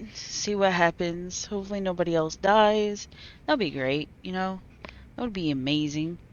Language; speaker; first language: English; native; English